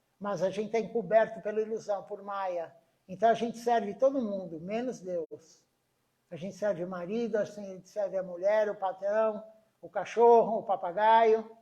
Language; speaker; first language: Portuguese; native; Portuguese